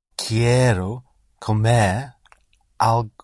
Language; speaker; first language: Spanish; non-native, learner; English